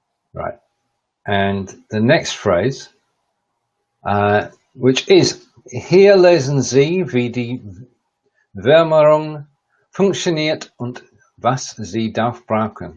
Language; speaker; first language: German; non-native, learner; English